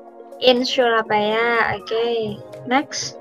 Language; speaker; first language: English; non-native, learner; Indonesian